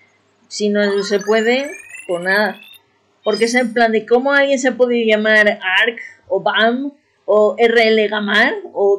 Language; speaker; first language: Spanish; native; Spanish